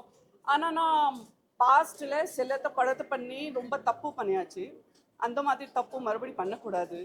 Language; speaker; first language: Tamil; non-native, fluent; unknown